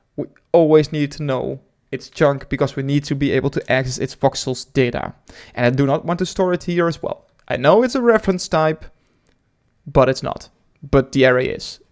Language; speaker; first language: English; non-native, fluent; Dutch